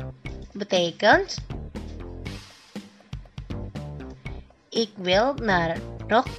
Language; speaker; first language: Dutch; non-native, fluent; Indonesian